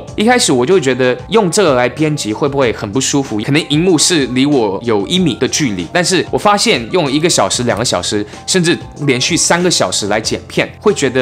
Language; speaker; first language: Chinese; early bilingual, heritage; English